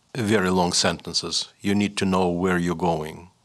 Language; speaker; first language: English; non-native, fluent; Russian